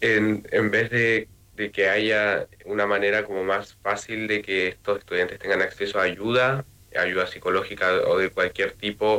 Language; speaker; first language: Spanish; native; Spanish